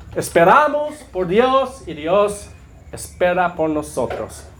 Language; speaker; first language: Spanish; non-native, learner; English